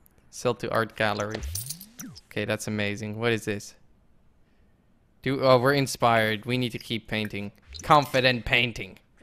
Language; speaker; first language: English; non-native, fluent; Dutch